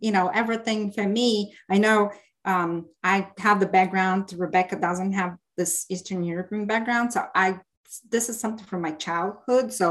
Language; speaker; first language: English; non-native, fluent; Bulgarian